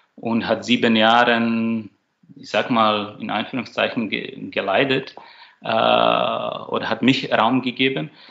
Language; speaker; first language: German; non-native, fluent; Slovak